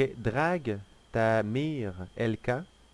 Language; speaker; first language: French; native; French